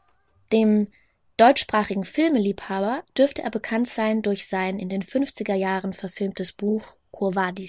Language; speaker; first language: German; native; German